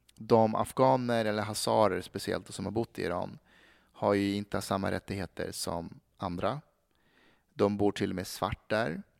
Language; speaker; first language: Swedish; early bilingual, other home language; Persian